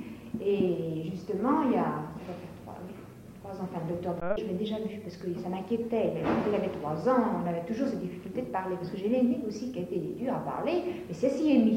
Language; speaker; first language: French; native; French